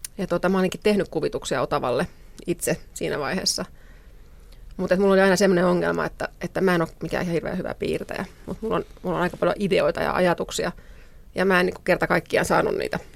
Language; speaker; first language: Finnish; native; Finnish